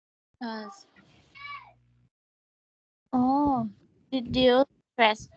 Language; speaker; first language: English; non-native, learner; Vietnamese